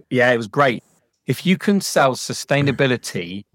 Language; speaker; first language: English; native; English